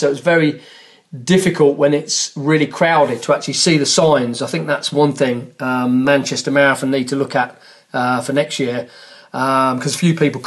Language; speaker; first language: English; native; English